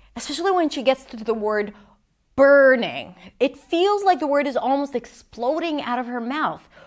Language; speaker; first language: English; non-native, fluent; Hebrew